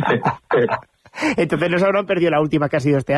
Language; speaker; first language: Spanish; native; Spanish